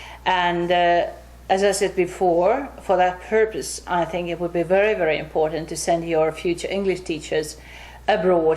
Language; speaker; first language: English; non-native, fluent; Finnish